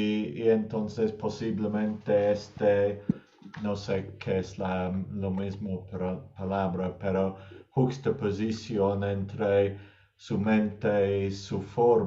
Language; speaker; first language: Spanish; non-native, learner; English